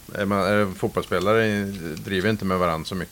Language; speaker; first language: Swedish; native; Swedish